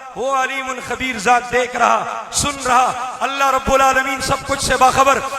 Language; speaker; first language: Urdu; non-native, local second language; Pashto